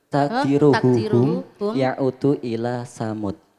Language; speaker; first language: Arabic; non-native, learner; Javanese